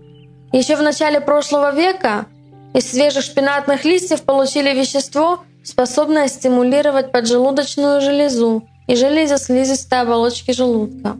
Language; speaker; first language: Russian; native; Russian